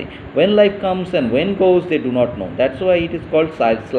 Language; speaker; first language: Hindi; native; Hindi